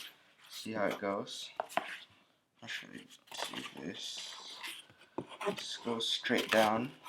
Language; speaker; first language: English; native; English